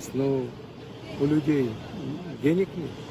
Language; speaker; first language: Russian; native; Russian